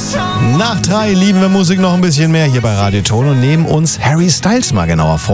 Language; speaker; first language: German; native; German